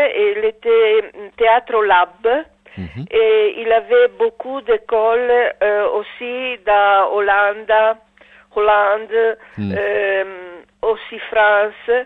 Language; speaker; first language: French; non-native, learner; Italian